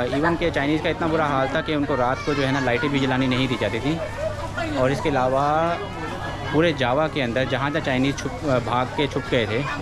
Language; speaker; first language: Urdu; native; Urdu